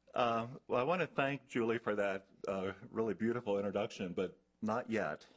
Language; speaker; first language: English; native; English